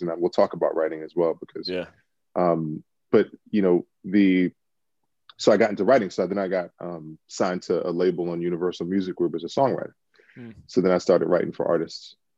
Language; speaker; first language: English; native; English